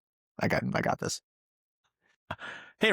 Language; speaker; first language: English; native; English